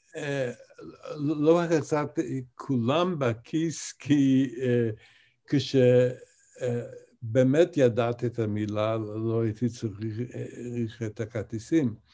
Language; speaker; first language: Hebrew; non-native, fluent; English